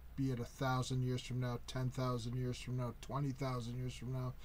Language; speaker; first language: English; native; English